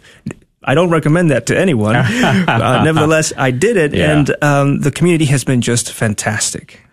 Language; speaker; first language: English; non-native, fluent; Spanish